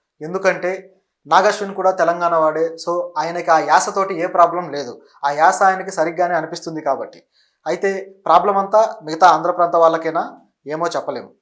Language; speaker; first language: Telugu; native; Telugu